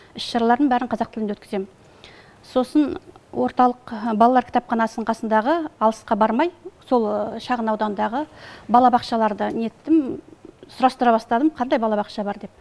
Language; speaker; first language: Kazakh; native; Kazakh